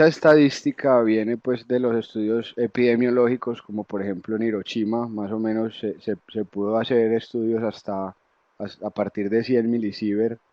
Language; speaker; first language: Spanish; native; Spanish